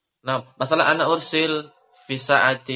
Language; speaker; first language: Arabic; non-native, learner; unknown